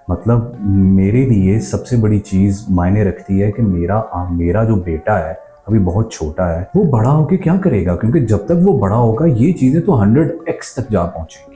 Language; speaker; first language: Urdu; native; Urdu